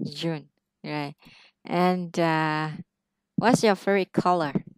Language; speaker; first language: English; non-native, fluent; Vietnamese